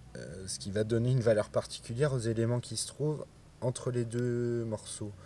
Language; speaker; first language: French; native; French